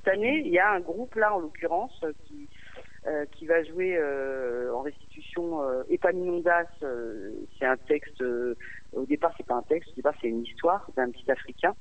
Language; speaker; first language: French; native; French